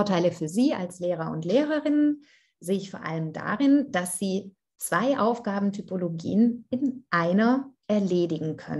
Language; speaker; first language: German; non-native, fluent; Italian